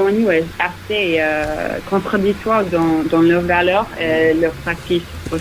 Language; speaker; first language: French; non-native, fluent; English